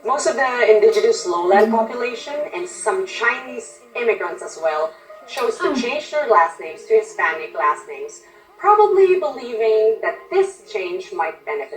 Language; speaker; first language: English; non-native, local second language; Filipino